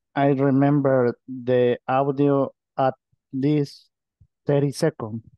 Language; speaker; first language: English; non-native, learner; Spanish